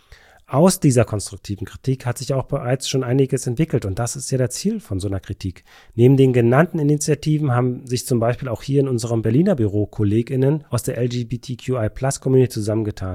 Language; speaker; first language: German; native; German